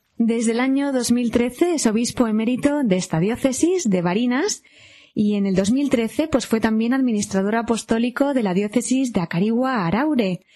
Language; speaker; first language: Spanish; native; Spanish